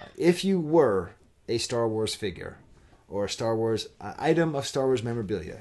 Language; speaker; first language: English; native; English